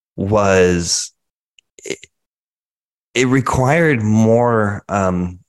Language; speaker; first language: English; native; English